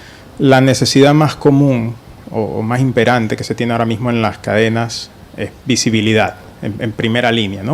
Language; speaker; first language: Spanish; native; Spanish